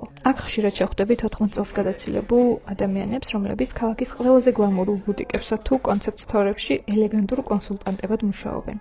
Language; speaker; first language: Georgian; native; Georgian